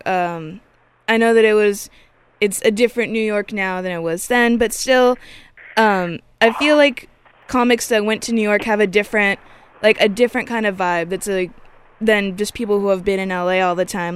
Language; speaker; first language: English; native; English